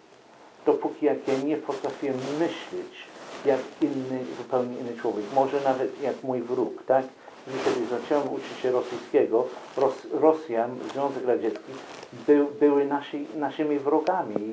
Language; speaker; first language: Polish; non-native, fluent; English